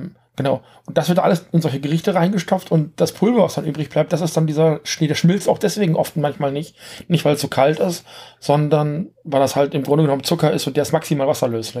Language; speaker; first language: German; native; German